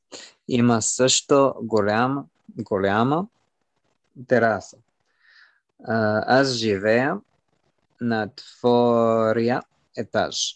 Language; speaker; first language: Bulgarian; non-native, learner; French